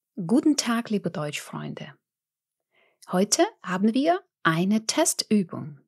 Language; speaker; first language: German; non-native, fluent; Russian